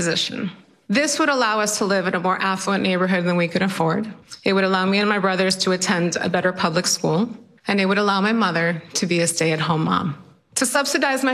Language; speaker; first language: English; early bilingual, other home language; Spanish